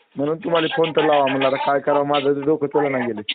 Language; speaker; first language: Marathi; native; Marathi